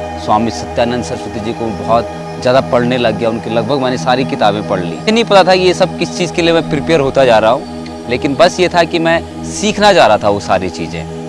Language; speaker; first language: Hindi; native; Hindi